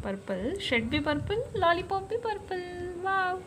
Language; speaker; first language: Hindi; native; Hindi